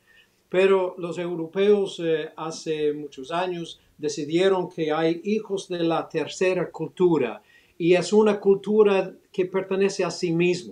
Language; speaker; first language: Spanish; early bilingual, other home language; English